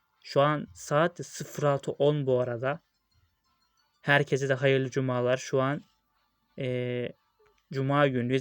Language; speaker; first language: Turkish; native; Turkish